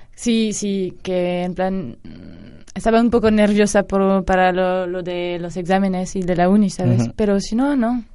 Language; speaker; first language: Spanish; non-native, fluent; French